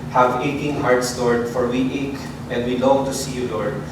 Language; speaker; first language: English; non-native, local second language; Filipino